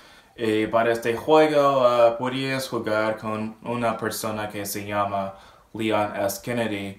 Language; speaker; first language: Spanish; non-native, learner; English